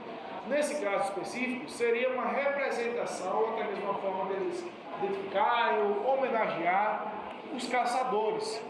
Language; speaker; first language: Portuguese; native; Portuguese